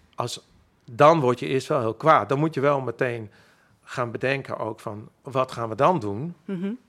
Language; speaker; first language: Dutch; non-native, local second language; Western Frisian